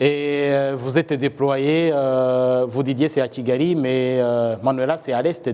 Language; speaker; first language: French; non-native, local second language; Kinyarwanda